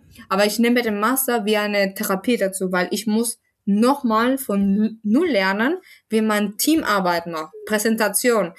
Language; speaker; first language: German; non-native, fluent; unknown